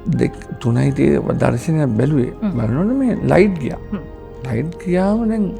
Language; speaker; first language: Sinhala; native; Sinhala